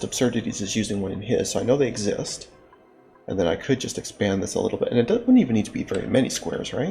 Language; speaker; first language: English; native; English